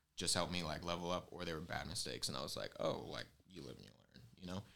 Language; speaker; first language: English; native; English